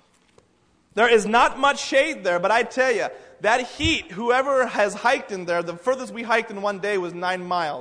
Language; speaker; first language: English; native; English